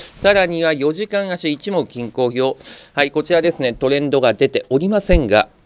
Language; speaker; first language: Japanese; native; Japanese